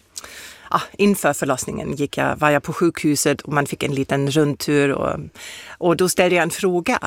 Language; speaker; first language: Swedish; non-native, fluent; German